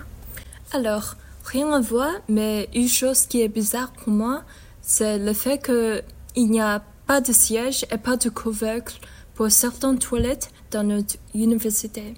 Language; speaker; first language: French; non-native, fluent; Chinese